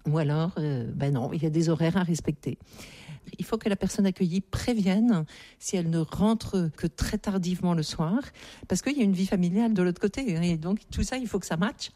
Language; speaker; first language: French; native; French